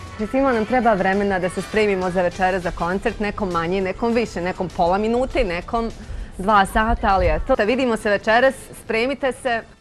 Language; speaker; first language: Serbian; native; Serbian